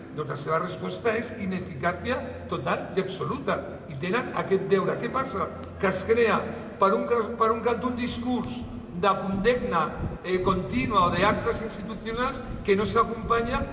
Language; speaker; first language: Catalan; non-native, local second language; Spanish